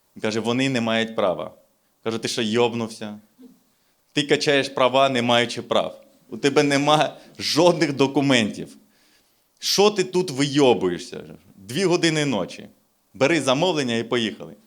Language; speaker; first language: Ukrainian; non-native, local second language; Russian